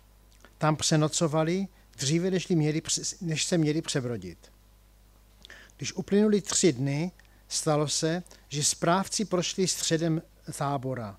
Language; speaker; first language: Czech; native; Czech